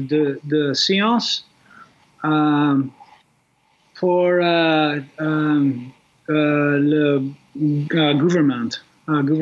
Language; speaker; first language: French; non-native, learner; English